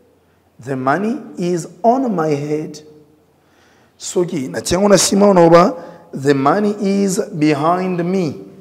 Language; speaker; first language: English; non-native, fluent; Lingala